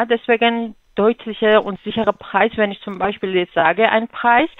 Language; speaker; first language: German; non-native, fluent; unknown